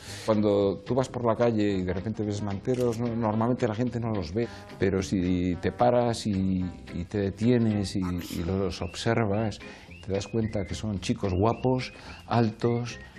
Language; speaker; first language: Spanish; native; Spanish